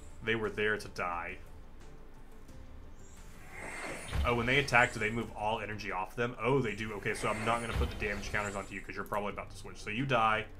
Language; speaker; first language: English; native; English